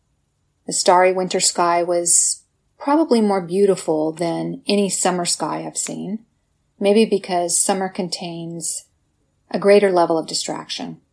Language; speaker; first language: English; native; English